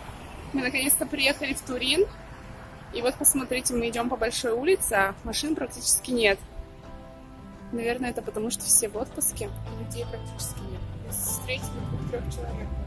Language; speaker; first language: Russian; native; Russian